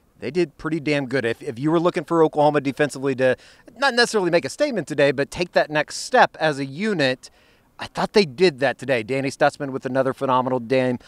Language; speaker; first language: English; native; English